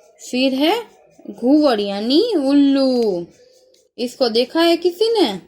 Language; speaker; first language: Hindi; non-native, local second language; Gujarati